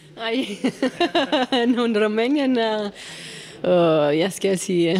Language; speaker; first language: Danish; non-native, learner; Romanian